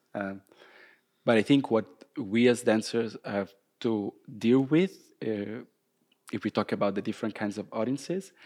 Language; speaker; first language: English; non-native, fluent; Italian